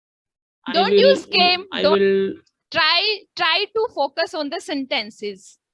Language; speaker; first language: English; non-native, local second language; Hindi